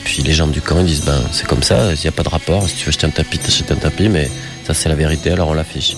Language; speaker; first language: French; native; French